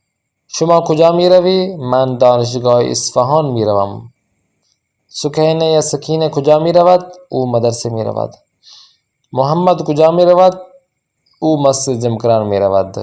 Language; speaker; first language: Persian; non-native, fluent; Urdu